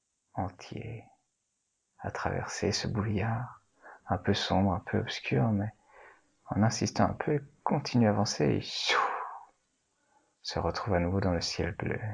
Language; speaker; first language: French; native; French